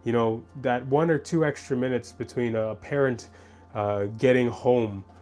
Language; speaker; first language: English; native; English